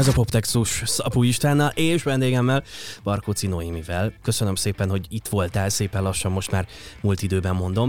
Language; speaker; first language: Hungarian; native; Hungarian